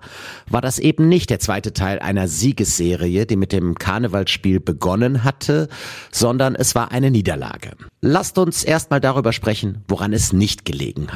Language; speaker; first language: German; native; German